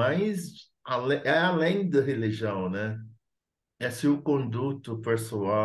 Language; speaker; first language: Portuguese; non-native, fluent; English